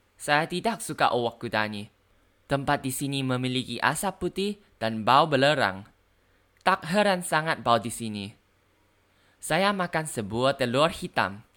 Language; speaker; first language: Indonesian; non-native, learner; Thai